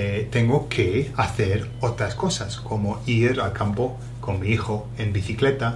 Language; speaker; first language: Spanish; non-native, fluent; English